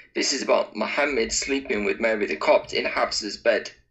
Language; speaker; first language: English; native; English